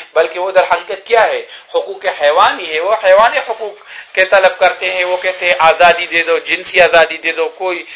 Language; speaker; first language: Urdu; non-native, local second language; Pashto